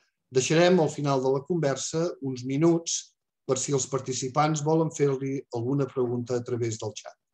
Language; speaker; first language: Catalan; native; Catalan